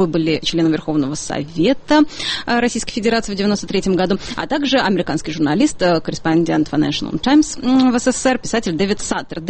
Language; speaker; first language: Russian; native; Russian